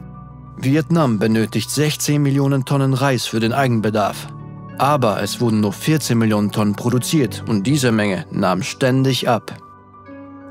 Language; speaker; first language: German; native; German